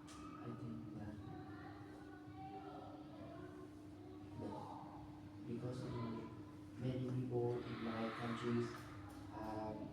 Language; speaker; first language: English; non-native, learner; Vietnamese